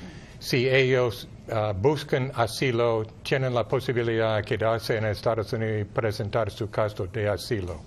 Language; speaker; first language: Spanish; non-native, fluent; English